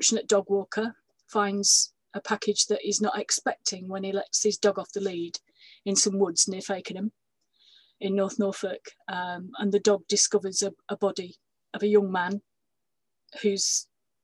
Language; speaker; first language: English; native; English